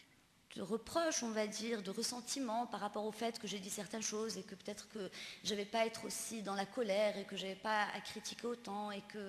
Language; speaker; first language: French; non-native, local second language; Arabic